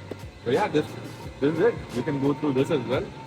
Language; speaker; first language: English; non-native, local second language; Hindi